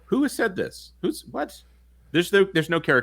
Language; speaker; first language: English; native; English